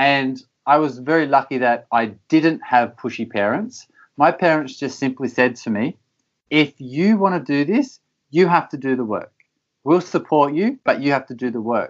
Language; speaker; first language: English; native; English